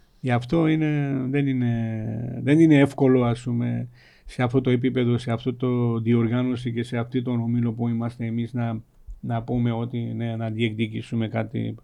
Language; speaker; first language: Greek; non-native, fluent; Georgian